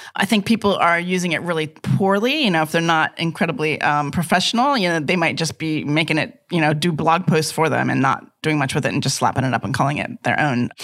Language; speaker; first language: English; native; English